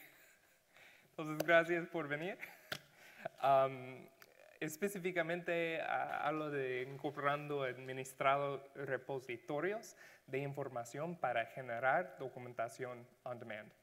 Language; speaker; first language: Spanish; non-native, learner; English